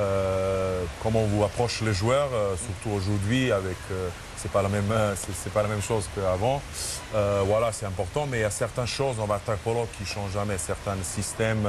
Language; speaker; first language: French; non-native, fluent; Serbian